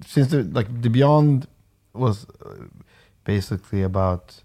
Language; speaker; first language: English; non-native, fluent; Swedish